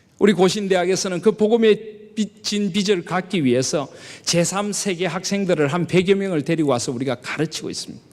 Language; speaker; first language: Korean; native; Korean